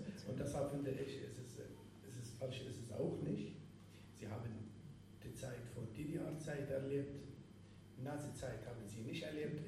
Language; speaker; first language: German; non-native, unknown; Arabic